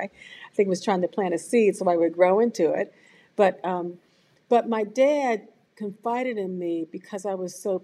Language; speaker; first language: English; native; English